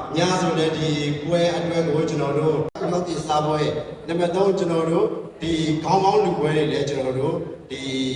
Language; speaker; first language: Burmese; non-native, local second language; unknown